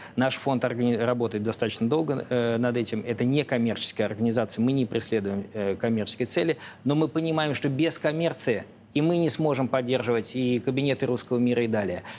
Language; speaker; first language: Russian; native; Russian